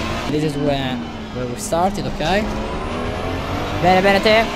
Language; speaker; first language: English; non-native, fluent; Italian